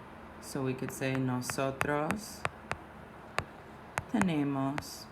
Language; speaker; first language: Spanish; non-native, fluent; English